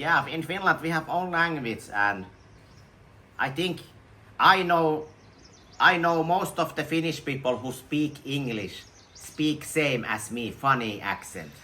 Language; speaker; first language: English; non-native, learner; Finnish